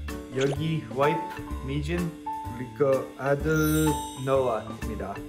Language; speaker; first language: Korean; non-native, learner; English